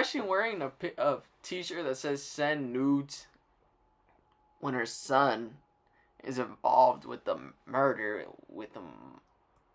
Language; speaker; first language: English; native; English